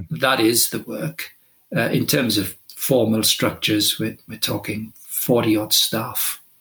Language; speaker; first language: English; non-native, local second language; Welsh